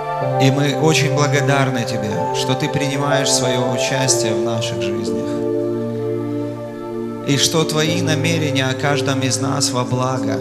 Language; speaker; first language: Russian; native; Russian